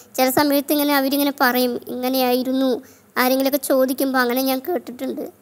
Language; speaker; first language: Malayalam; native; Malayalam